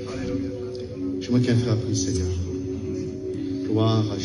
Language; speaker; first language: French; native; French